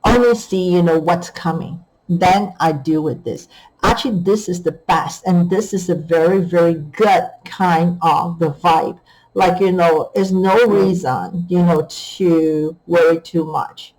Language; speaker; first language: English; non-native, fluent; Chinese